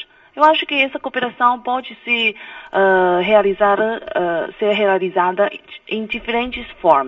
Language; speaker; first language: Portuguese; non-native, fluent; Chinese